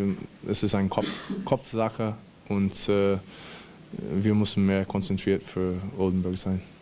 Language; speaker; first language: German; non-native, fluent; English